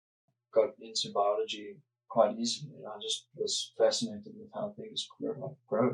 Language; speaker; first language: English; native; English